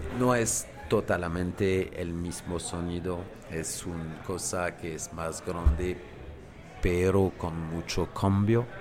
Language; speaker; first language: Spanish; non-native, learner; French